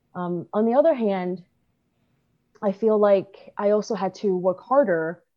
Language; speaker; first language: English; early bilingual, other home language; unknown